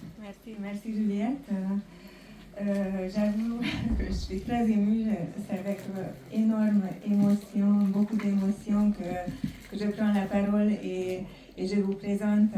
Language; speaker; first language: French; non-native, fluent; Hungarian